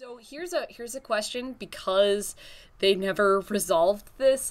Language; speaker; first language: English; native; English